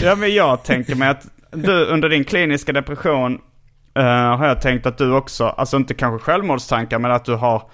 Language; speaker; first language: Swedish; native; Swedish